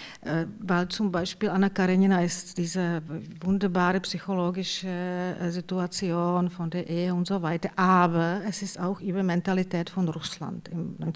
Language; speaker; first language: German; non-native, fluent; Czech